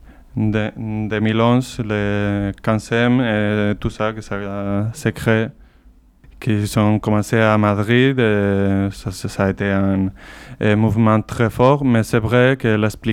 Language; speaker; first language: French; non-native, learner; Basque